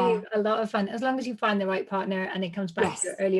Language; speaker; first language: English; native; English